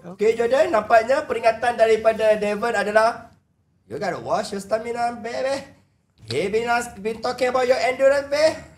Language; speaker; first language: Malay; native; Malay